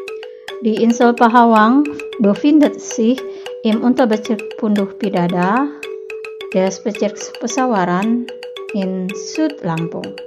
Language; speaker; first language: German; non-native, fluent; Indonesian